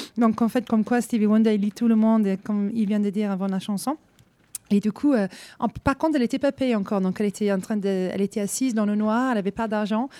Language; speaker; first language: French; non-native, fluent; English